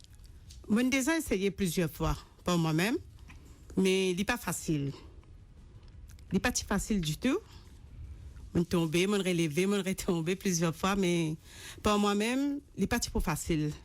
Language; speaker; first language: French; non-native, local second language; Morisyen